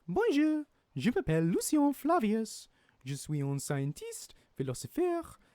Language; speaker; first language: French; non-native, learner; English